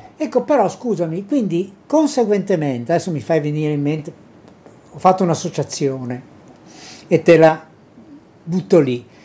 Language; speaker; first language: Italian; native; Italian